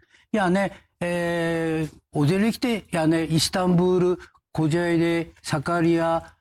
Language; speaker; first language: Turkish; non-native, fluent; Japanese